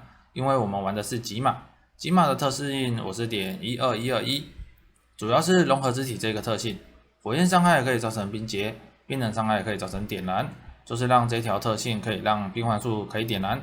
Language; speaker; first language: Chinese; native; Chinese